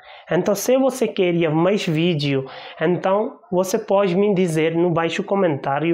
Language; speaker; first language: Portuguese; non-native, learner; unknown